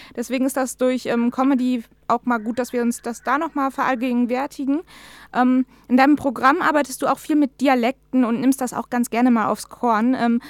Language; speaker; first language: German; native; German